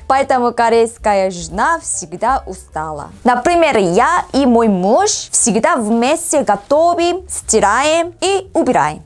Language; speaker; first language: Russian; non-native, learner; Korean